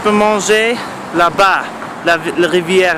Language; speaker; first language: French; non-native, learner; English